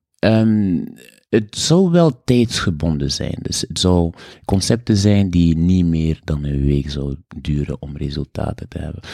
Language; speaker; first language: Dutch; native; Dutch